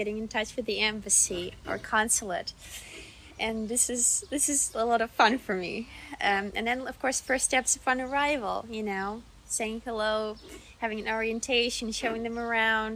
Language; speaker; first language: English; non-native, fluent; Russian